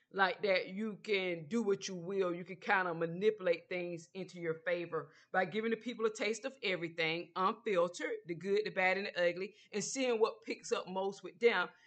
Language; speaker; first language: English; native; English